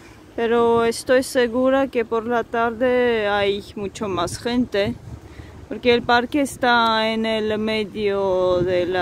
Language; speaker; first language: Spanish; non-native, fluent; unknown